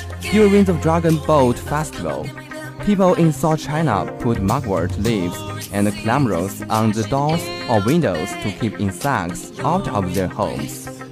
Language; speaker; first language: English; non-native, fluent; Chinese